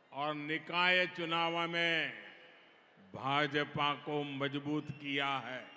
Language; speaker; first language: Hindi; non-native, local second language; Gujarati